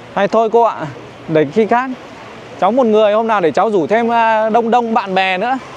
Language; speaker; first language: Vietnamese; native; Vietnamese